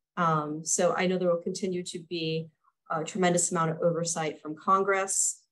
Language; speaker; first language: English; native; English